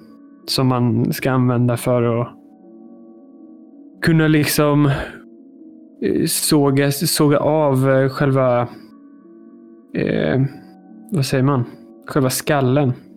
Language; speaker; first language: Swedish; native; Swedish